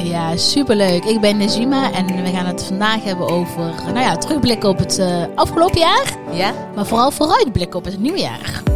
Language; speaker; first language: Dutch; early bilingual, other home language; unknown